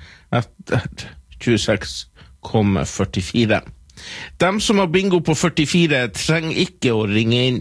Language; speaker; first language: Norwegian; native; Norwegian